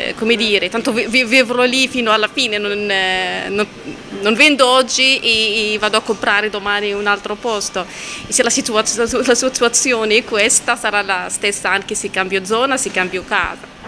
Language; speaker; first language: Italian; non-native, fluent; Arabic